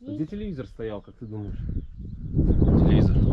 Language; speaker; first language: Russian; native; Russian